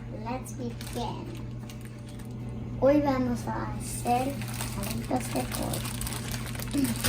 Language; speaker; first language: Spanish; early bilingual, heritage; English